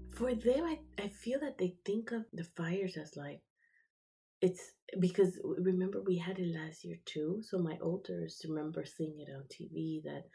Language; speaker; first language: English; early bilingual, other home language; Spanish